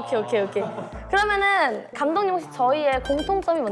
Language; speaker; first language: Korean; native; Korean